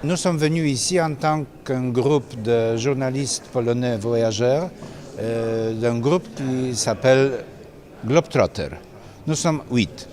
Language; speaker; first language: French; non-native, fluent; Polish